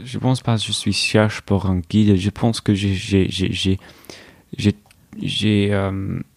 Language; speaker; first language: French; non-native, learner; English